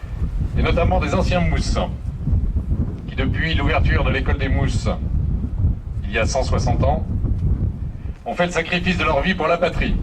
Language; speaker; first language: French; native; French